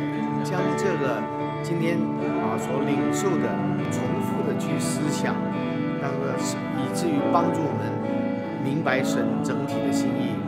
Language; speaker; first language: Chinese; native; Chinese